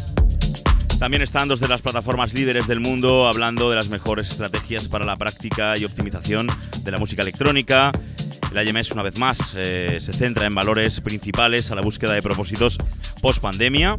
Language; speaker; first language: Spanish; native; Spanish